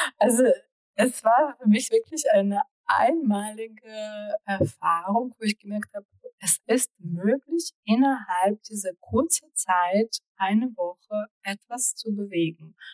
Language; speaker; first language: German; early bilingual, other home language; Russian